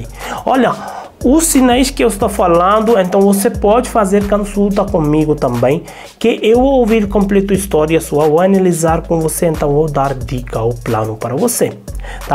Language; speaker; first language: Portuguese; non-native, learner; Hindi